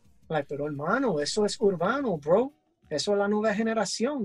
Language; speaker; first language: Spanish; early bilingual, heritage; English